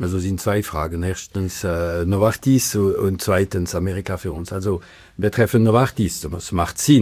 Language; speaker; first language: German; non-native, local second language; French